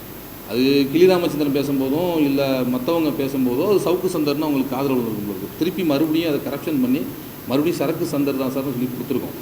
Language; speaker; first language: Tamil; native; Tamil